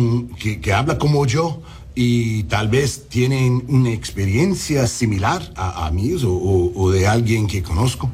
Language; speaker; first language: Spanish; early bilingual, heritage; English